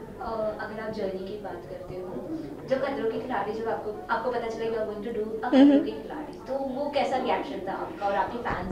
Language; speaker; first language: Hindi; native; Hindi